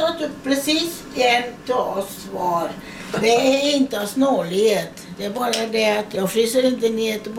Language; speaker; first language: Swedish; non-native, fluent; Italian